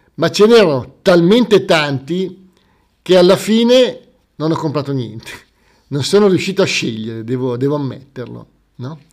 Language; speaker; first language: Italian; native; Italian